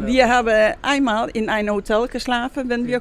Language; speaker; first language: German; non-native, learner; Dutch